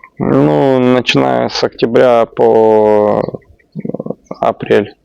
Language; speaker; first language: Russian; native; Russian